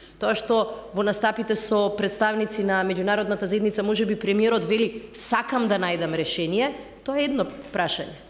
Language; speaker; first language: Macedonian; native; Macedonian